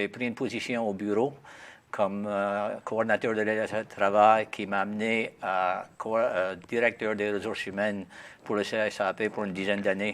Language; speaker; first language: French; native; French